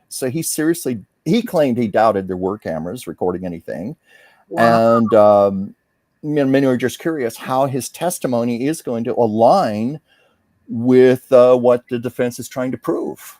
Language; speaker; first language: English; native; English